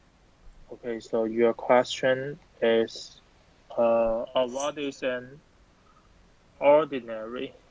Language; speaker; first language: English; non-native, learner; Chinese